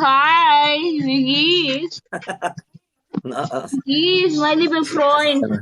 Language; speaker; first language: German; non-native, learner; Ukrainian